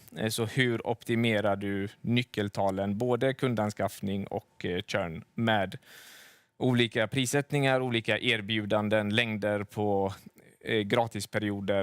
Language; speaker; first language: Swedish; native; Swedish